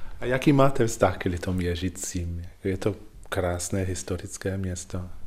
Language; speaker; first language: Czech; non-native, fluent; English